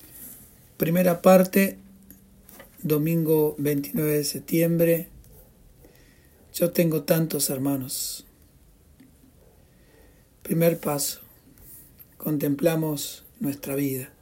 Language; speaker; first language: Spanish; native; Spanish